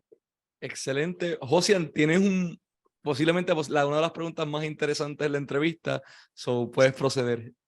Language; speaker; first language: Spanish; native; Spanish